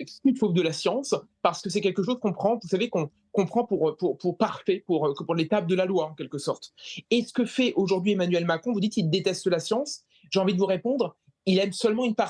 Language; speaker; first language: French; native; French